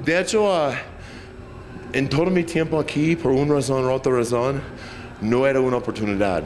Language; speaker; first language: Spanish; non-native, fluent; English